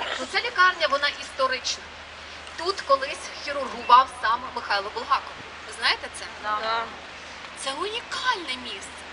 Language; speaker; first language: Ukrainian; native; Ukrainian